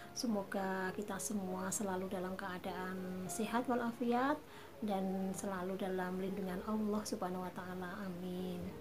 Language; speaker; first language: Indonesian; native; Indonesian